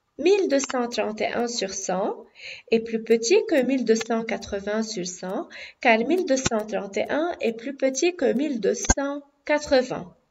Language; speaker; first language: French; non-native, local second language; Arabic